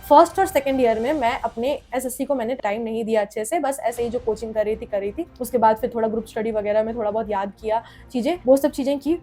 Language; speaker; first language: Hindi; native; Hindi